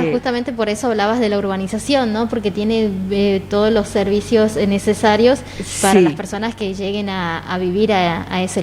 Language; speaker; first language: Spanish; native; Spanish